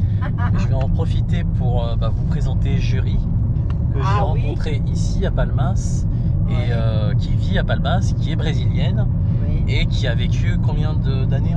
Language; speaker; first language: French; native; French